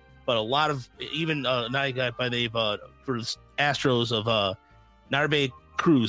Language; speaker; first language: English; native; English